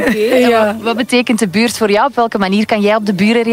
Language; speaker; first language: Dutch; native; Dutch